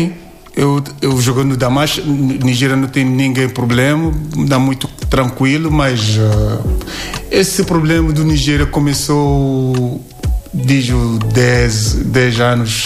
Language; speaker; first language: Portuguese; non-native, learner; Yoruba